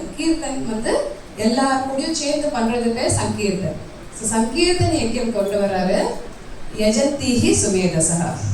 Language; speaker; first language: Tamil; early bilingual, heritage; Tamil